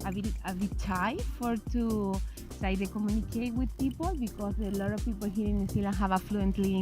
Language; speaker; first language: English; non-native, learner; Spanish